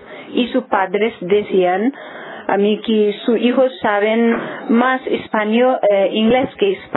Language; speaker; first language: Spanish; non-native, learner; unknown